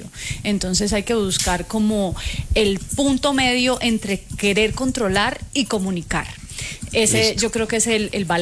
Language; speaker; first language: Spanish; native; Spanish